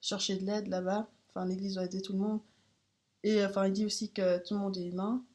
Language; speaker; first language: French; non-native, learner; Danish